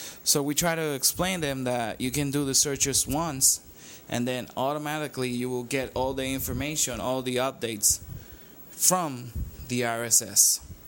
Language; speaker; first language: English; non-native, local second language; Spanish